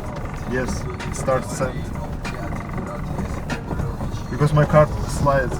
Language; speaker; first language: English; non-native, learner; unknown